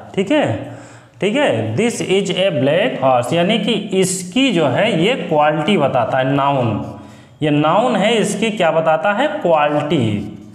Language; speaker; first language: Hindi; native; Hindi